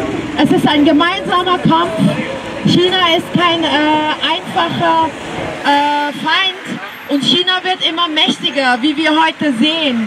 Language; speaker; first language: German; early bilingual, other home language; Tibetan